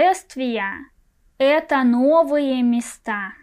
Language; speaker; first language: Russian; non-native, fluent; Persian